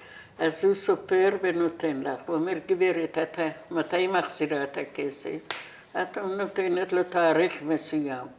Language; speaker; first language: Hebrew; non-native, fluent; Persian